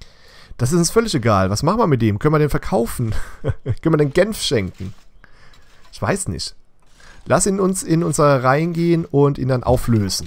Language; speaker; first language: German; native; German